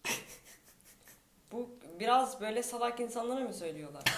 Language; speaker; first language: Turkish; non-native, fluent; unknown